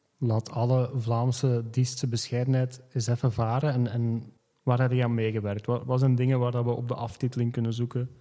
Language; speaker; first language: Dutch; native; Dutch